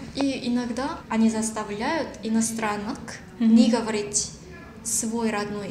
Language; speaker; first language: Russian; non-native, learner; Korean